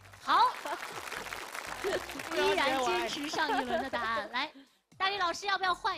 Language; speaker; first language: Chinese; native; Chinese